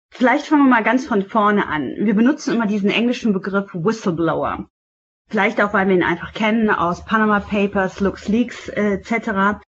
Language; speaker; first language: German; native; German